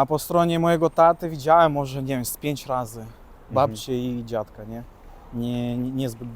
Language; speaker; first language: Polish; early bilingual, other home language; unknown